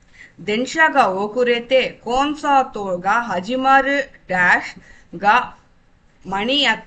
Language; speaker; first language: Japanese; non-native, learner; Tamil